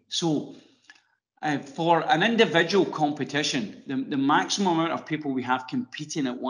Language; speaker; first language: English; native; English